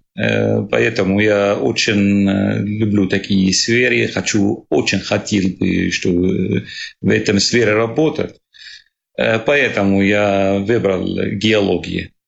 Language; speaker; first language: Russian; non-native, learner; Arabic